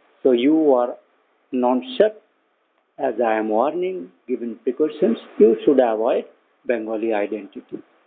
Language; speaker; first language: English; non-native, local second language; Bangla